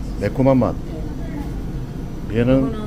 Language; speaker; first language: Korean; native; Korean